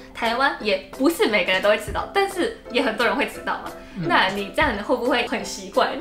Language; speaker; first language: Chinese; non-native, fluent; Japanese